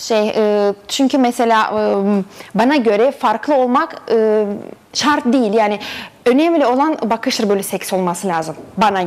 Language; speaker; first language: Turkish; non-native, fluent; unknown